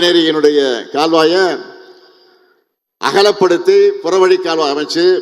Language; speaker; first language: Tamil; native; Tamil